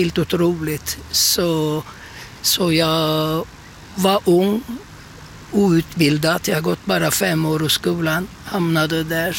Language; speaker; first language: Swedish; non-native, fluent; Turkish